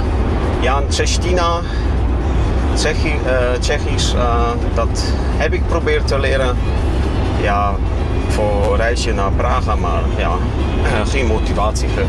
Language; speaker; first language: Dutch; non-native, fluent; Kashubian